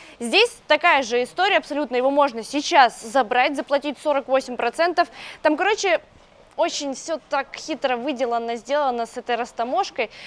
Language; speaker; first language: Russian; native; Russian